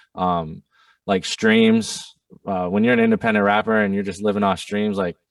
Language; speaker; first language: English; non-native, fluent; German